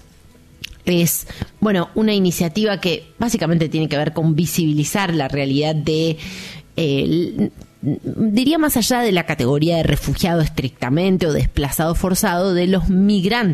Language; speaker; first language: Spanish; native; Spanish